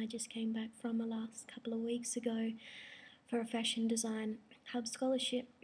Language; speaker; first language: English; native; English